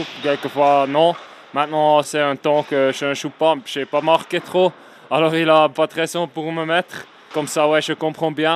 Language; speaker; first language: French; non-native, learner; Swiss German